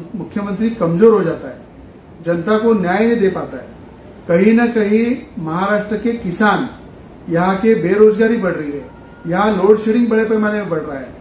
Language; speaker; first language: Hindi; non-native, local second language; Marathi